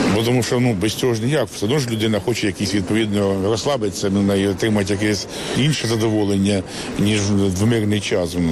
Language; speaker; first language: Ukrainian; native; Ukrainian